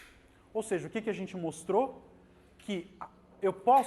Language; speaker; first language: Portuguese; native; Portuguese